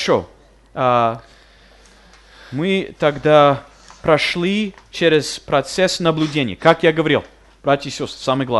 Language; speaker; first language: Russian; non-native, fluent; English